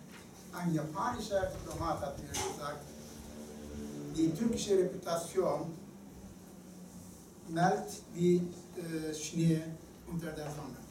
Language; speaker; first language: German; non-native, fluent; Turkish